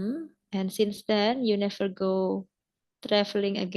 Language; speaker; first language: English; non-native, fluent; Indonesian